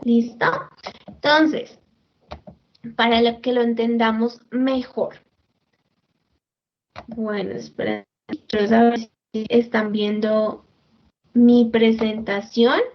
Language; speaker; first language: Spanish; native; Spanish